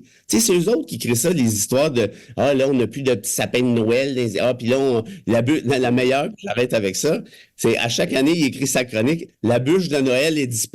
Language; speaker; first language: French; native; French